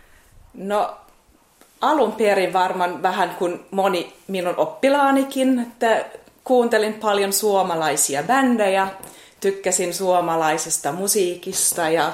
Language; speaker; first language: Finnish; non-native, fluent; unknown